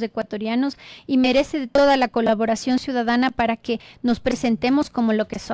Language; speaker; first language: Spanish; native; Spanish